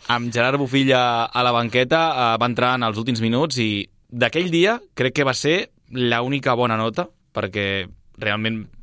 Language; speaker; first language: Catalan; native; Catalan